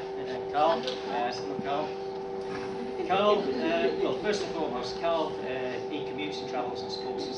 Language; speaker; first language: English; native; English